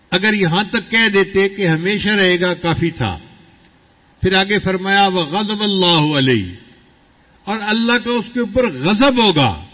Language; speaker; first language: Urdu; non-native, local second language; Punjabi